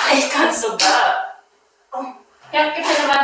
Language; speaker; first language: German; early bilingual, other home language; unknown